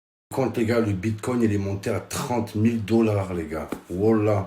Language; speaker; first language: French; native; French